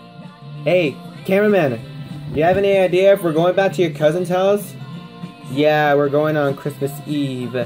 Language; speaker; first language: English; native; English